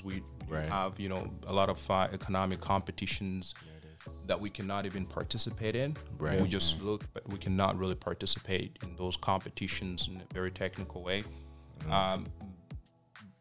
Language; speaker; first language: English; non-native, fluent; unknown